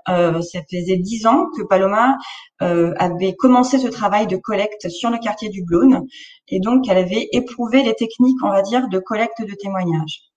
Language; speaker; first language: French; native; French